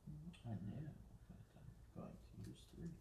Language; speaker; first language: English; native; English